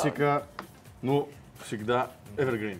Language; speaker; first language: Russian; non-native, fluent; Italian